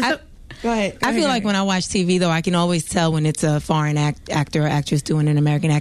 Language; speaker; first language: English; native; English